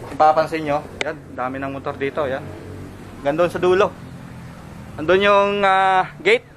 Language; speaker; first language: Filipino; native; Filipino